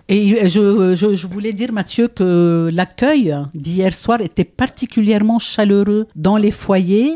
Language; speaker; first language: French; non-native, local second language; Arabic